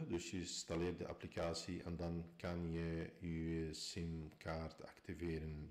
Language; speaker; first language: Dutch; non-native, fluent; Arabic